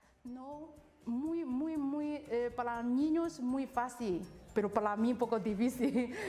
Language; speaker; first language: Spanish; non-native, learner; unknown